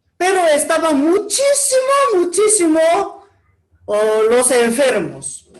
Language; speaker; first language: Spanish; non-native, learner; Korean